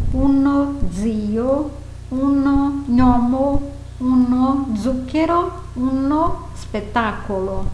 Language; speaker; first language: Italian; non-native, fluent; Portuguese